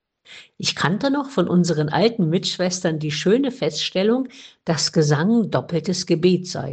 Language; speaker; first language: German; native; German